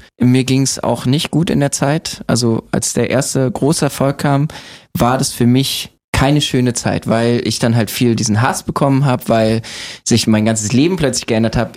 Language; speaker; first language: German; native; German